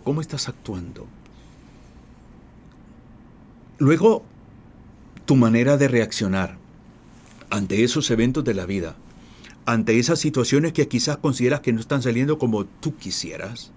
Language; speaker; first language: Spanish; native; Spanish